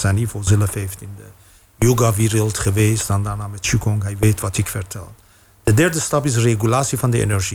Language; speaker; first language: Dutch; non-native, fluent; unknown